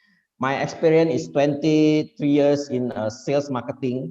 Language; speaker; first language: English; non-native, fluent; Indonesian